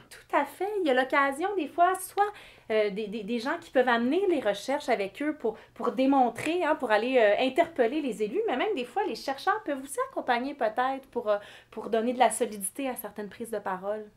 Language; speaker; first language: French; native; French